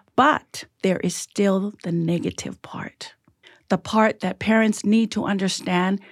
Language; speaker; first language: English; early bilingual, other home language; Tongan